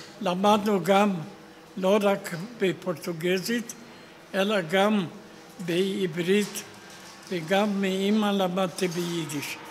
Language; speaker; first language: Hebrew; non-native, fluent; Yiddish